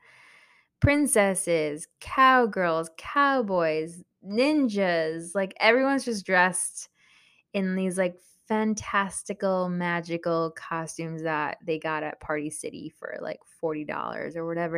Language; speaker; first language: English; early bilingual, other home language; Spanish